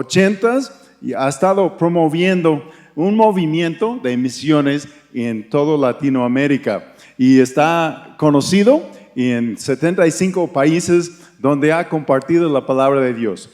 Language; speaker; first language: Spanish; non-native, fluent; English